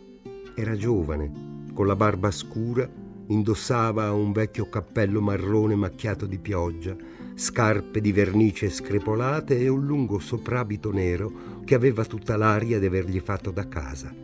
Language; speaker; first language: Italian; native; Italian